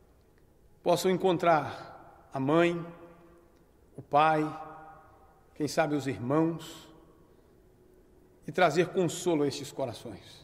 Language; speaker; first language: Portuguese; native; Portuguese